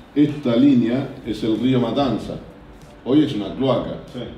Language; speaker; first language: Spanish; native; Spanish